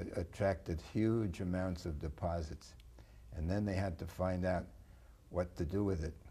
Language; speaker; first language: English; native; English